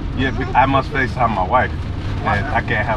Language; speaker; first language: English; native; English